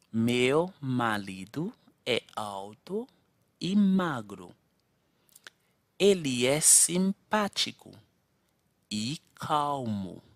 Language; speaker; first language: Portuguese; non-native, fluent; Haitian Creole